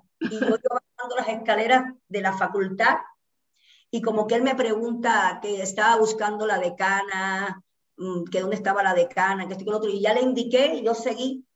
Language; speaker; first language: Spanish; native; Spanish